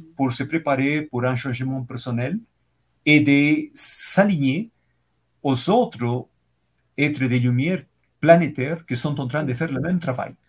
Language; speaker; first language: French; non-native, fluent; Spanish